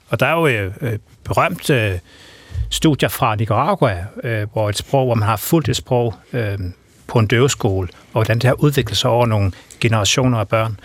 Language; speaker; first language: Danish; native; Danish